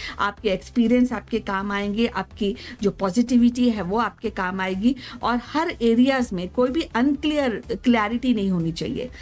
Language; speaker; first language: Hindi; native; Hindi